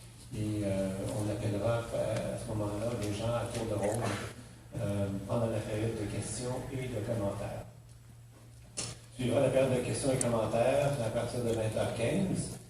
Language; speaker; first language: French; native; French